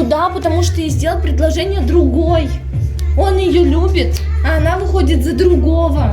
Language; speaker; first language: Russian; native; Russian